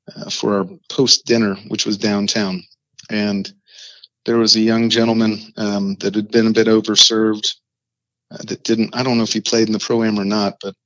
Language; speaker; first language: English; native; English